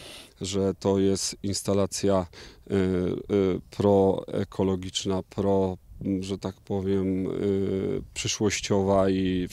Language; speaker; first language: Polish; native; Polish